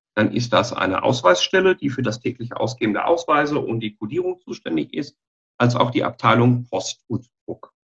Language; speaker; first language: German; native; German